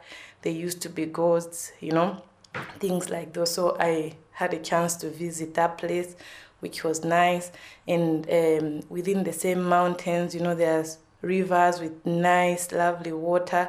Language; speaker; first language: English; non-native, local second language; Nyanja